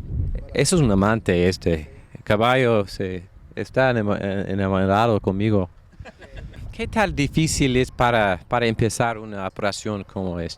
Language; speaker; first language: Spanish; non-native, fluent; English